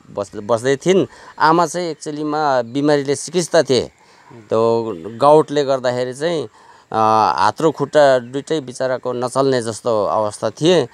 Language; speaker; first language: Nepali; native; Nepali